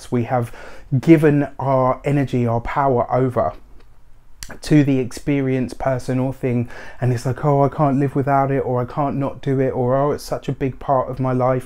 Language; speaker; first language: English; native; English